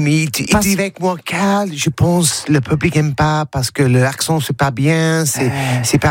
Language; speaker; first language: French; non-native, learner; English